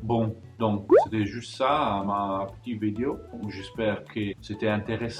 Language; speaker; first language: French; non-native, fluent; Italian